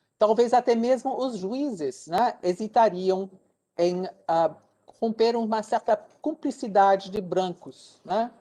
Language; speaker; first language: Portuguese; non-native, fluent; English